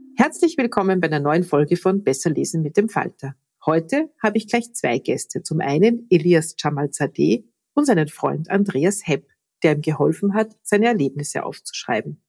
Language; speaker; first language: German; native; German